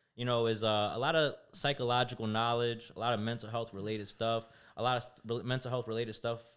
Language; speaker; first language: English; native; English